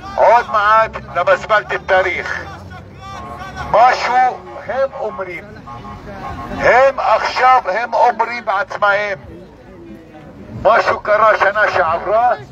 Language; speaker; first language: Hebrew; non-native, local second language; Arabic